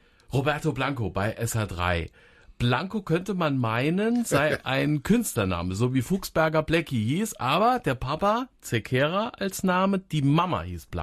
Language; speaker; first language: German; native; German